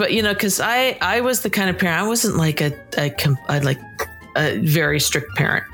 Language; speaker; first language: English; native; English